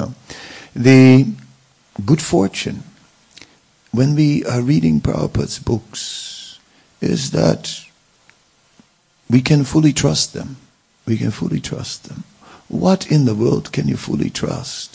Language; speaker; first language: English; non-native, local second language; Dutch